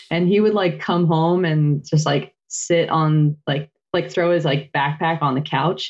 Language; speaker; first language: English; native; English